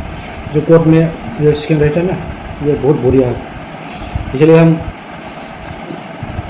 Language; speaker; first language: Hindi; non-native, local second language; Bodo